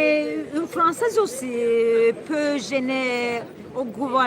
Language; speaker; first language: French; non-native, learner; Turkish